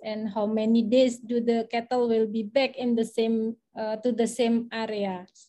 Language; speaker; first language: English; non-native, fluent; Indonesian